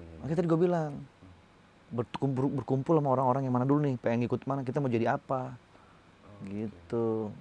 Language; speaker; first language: Indonesian; native; Indonesian